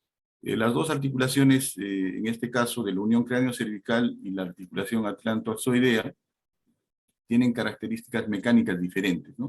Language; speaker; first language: Spanish; native; Spanish